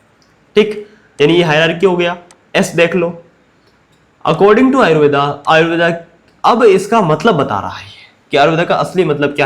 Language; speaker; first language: Hindi; native; Hindi